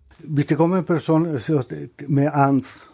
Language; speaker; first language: Danish; non-native, learner; Spanish